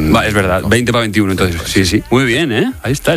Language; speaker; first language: Spanish; native; Spanish